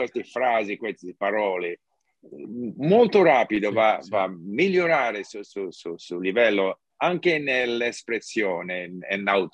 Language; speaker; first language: Italian; non-native, learner; English